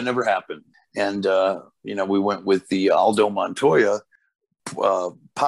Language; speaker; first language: English; early bilingual, other home language; Portuguese